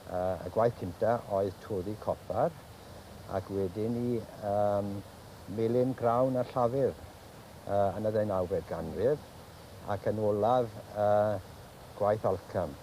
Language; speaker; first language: Welsh; native; Welsh